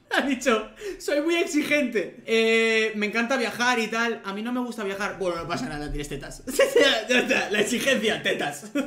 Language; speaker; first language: Spanish; native; Spanish